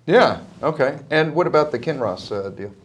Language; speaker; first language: English; native; English